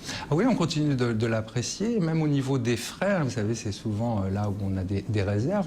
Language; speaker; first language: French; native; French